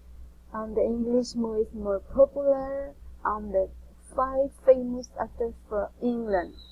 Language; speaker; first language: English; non-native, learner; Spanish